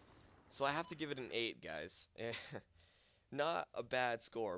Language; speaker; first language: English; native; English